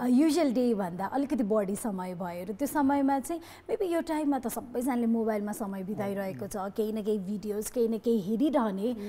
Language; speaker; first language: Nepali; non-native, local second language; Newari